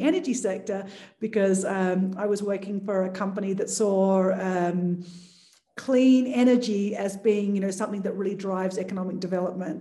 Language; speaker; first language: English; native; English